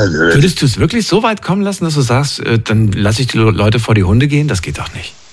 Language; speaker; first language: German; native; German